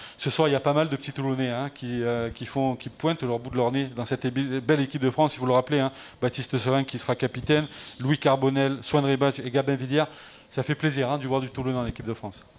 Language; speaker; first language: French; native; French